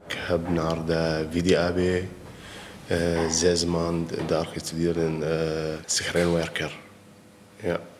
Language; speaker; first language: Dutch; non-native, learner; Arabic